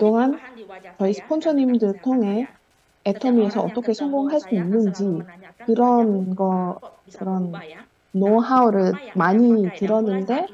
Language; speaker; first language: Korean; non-native, fluent; Indonesian